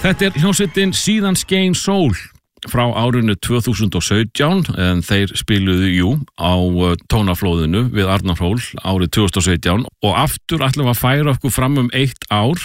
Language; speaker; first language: Icelandic; native; Icelandic